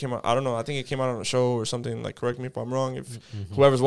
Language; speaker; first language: English; early bilingual, other home language; Spanish